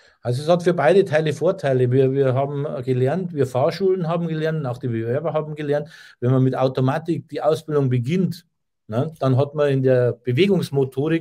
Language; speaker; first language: German; native; German